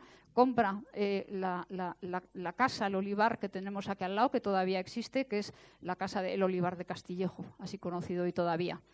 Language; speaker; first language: Spanish; native; Spanish